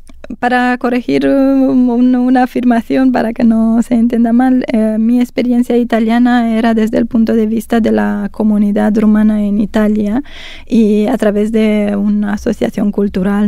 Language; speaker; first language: Spanish; non-native, fluent; Romanian